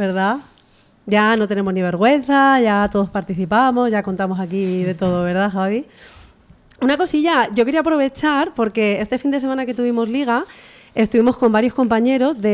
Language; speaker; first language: Spanish; native; Spanish